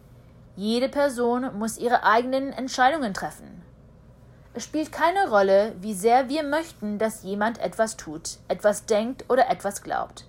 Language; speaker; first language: German; early bilingual, heritage; German